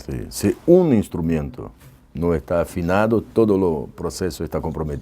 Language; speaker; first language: Spanish; non-native, fluent; Portuguese